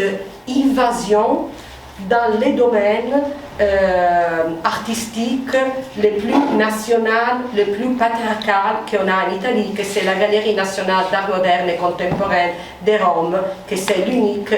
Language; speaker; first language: French; non-native, fluent; Italian